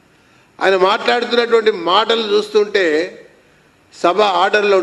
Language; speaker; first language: Telugu; native; Telugu